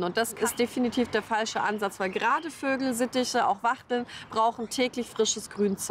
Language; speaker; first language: German; native; German